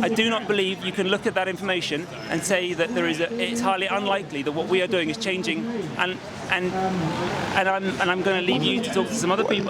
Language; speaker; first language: English; native; English